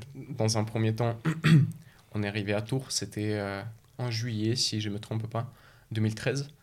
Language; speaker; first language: French; early bilingual, other home language; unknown